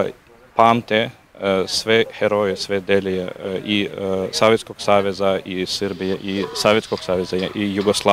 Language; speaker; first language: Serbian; non-native, learner; Russian